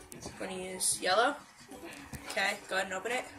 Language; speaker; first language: English; native; English